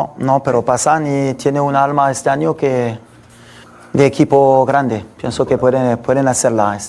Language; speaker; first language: Spanish; non-native, fluent; French